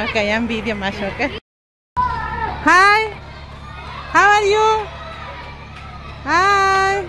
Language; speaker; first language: English; non-native, learner; Spanish